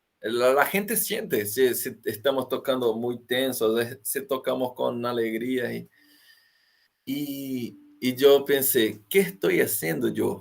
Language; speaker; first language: Spanish; non-native, fluent; Portuguese